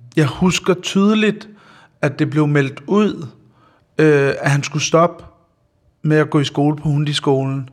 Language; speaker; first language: Danish; early bilingual, other home language; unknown